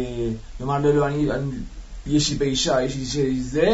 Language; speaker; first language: Hebrew; non-native, learner; Spanish